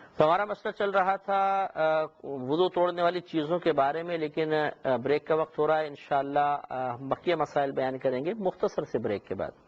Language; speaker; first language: Urdu; native; Urdu